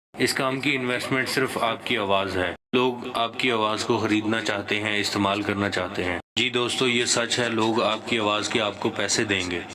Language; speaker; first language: Urdu; native; Urdu